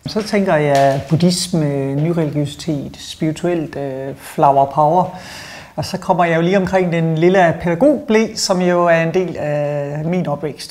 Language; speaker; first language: Danish; native; Danish